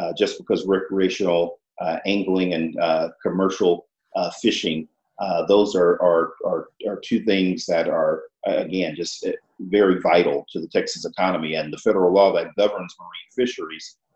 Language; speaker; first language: English; native; English